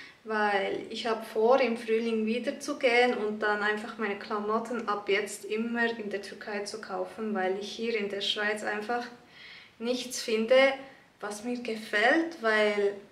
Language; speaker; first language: German; early bilingual, other home language; Turkish